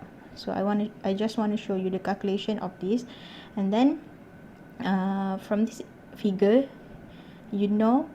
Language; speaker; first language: English; non-native, local second language; Malay